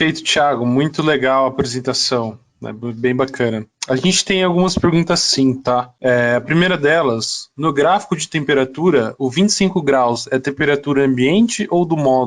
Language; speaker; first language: Portuguese; native; Portuguese